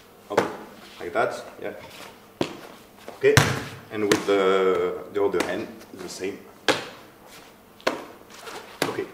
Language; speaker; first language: English; non-native, fluent; French